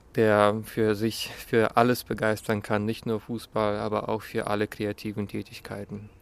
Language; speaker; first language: German; early bilingual, other home language; Russian